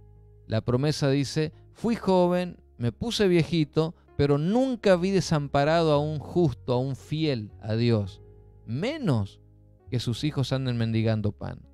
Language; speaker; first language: Spanish; native; Spanish